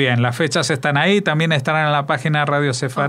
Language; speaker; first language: Spanish; native; Spanish